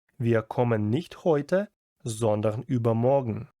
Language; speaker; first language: German; non-native, fluent; Ukrainian